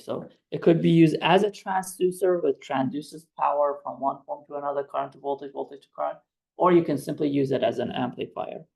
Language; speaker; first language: English; non-native, fluent; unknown